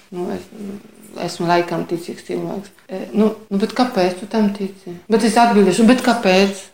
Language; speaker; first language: Latvian; non-native, fluent; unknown